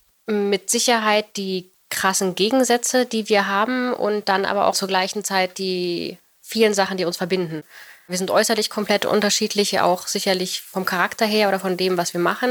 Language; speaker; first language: German; native; German